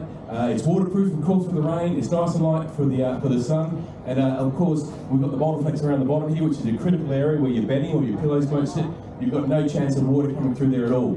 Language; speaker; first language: English; native; English